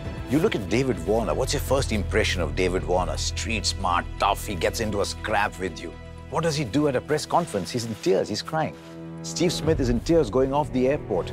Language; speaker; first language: English; non-native, local second language; Hindi